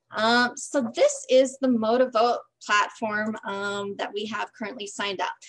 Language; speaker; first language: English; native; English